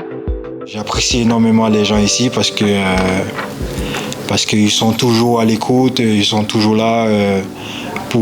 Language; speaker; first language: French; non-native, local second language; Haitian Creole